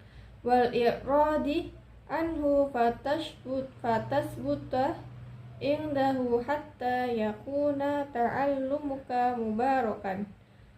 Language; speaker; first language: Arabic; non-native, learner; Indonesian